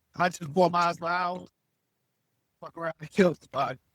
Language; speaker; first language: English; native; English